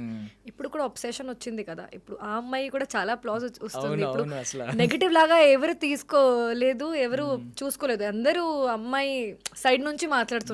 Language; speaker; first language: Telugu; non-native, learner; Hindi